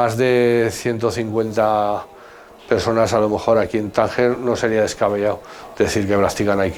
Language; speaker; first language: Spanish; native; Spanish